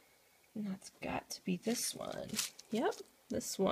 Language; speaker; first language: English; native; English